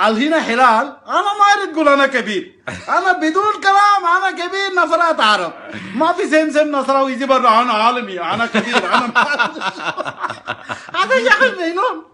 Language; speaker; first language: Arabic; non-native, learner; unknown